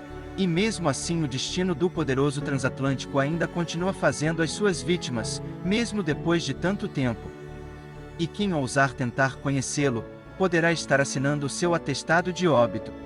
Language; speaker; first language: Portuguese; native; Portuguese